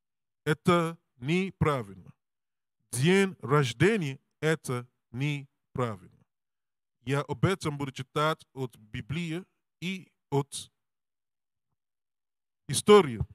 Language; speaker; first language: Russian; non-native, learner; English